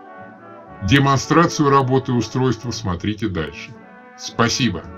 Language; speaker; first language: Russian; native; Russian